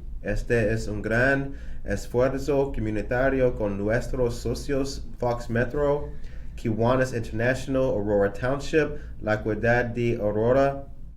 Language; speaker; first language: Spanish; non-native, learner; English